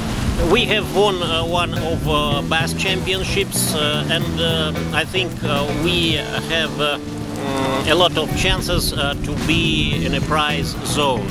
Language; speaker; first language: English; non-native, fluent; Russian